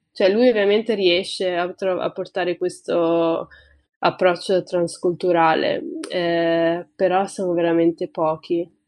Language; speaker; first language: Italian; early bilingual, other home language; Tigrinya